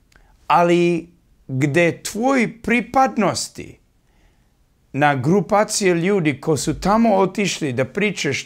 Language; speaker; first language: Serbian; early bilingual, heritage; English